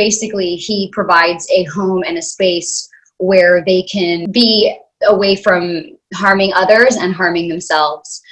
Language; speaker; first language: English; early bilingual, other home language; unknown